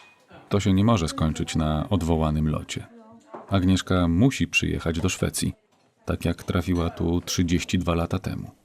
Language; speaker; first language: Polish; native; Polish